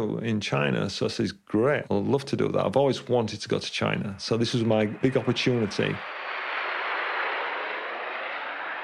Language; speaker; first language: English; native; English